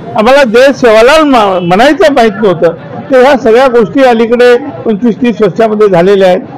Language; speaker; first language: Marathi; non-native, local second language; Lambadi